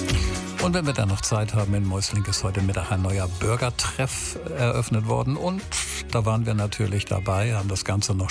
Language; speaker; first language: German; native; German